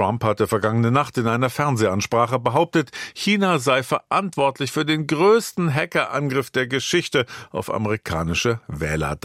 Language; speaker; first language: German; native; German